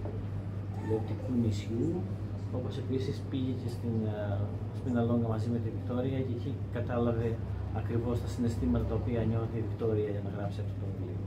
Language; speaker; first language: Greek; native; Greek